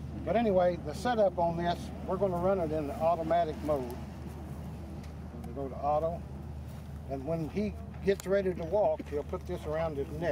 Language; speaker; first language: English; native; English